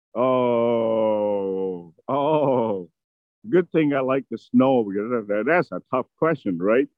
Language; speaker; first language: English; early bilingual, other home language; Vietnamese